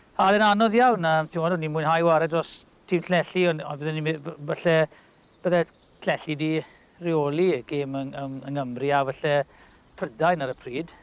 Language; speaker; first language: Welsh; native; Welsh